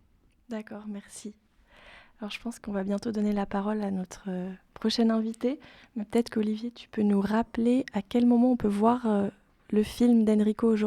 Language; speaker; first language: French; native; French